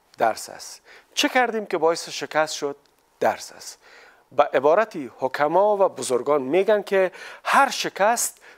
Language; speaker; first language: Persian; native; Persian